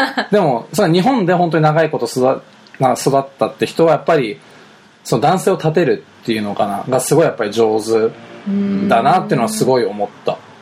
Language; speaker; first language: Japanese; early bilingual, heritage; Japanese